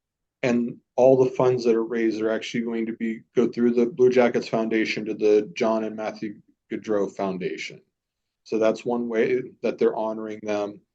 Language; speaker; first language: English; native; English